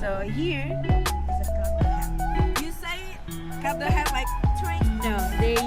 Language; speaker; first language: English; non-native, learner; Indonesian